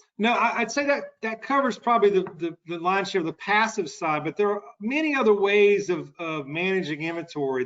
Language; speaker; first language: English; native; English